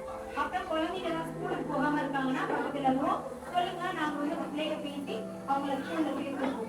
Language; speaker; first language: Tamil; native; Tamil